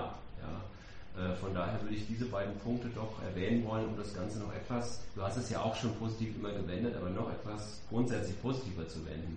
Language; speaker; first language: German; native; German